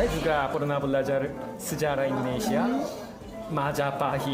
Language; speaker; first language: Indonesian; non-native, fluent; Korean